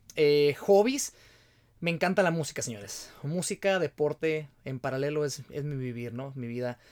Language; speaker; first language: Spanish; native; Spanish